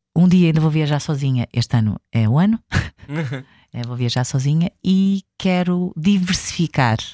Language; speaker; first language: Portuguese; native; Portuguese